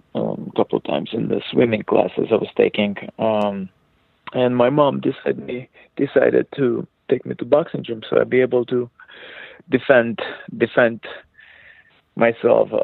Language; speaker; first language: English; non-native, fluent; Hebrew